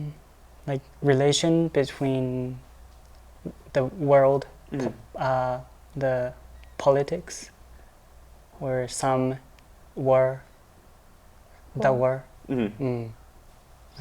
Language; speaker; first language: English; non-native, learner; Japanese